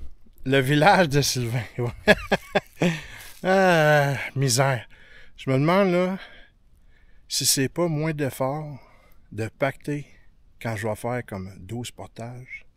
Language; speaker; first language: French; native; French